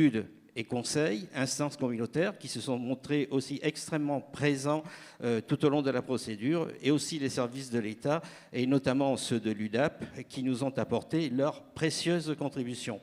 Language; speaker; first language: French; native; French